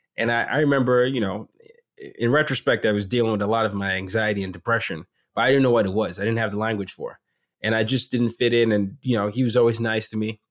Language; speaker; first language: English; non-native, local second language; Yoruba